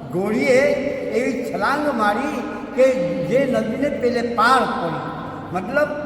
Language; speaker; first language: Gujarati; native; Gujarati